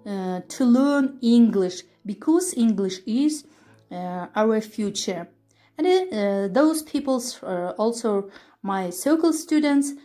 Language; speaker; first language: English; non-native, fluent; Kyrgyz